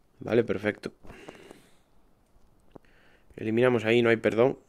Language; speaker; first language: Spanish; native; Spanish